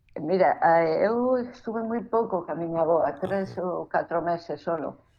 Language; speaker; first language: Galician; non-native, local second language; Spanish